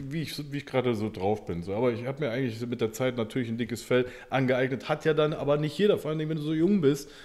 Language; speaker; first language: German; native; German